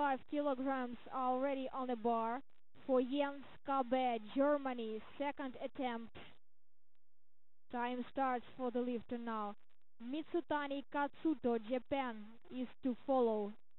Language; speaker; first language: English; non-native, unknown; Ukrainian